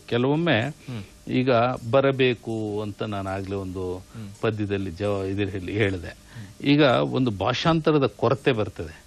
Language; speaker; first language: Kannada; native; Kannada